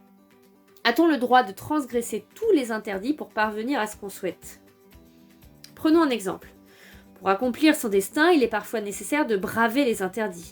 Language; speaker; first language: French; native; French